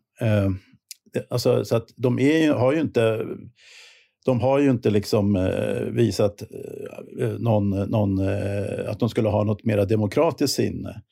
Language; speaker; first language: Swedish; native; Swedish